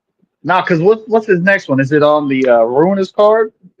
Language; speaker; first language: English; native; English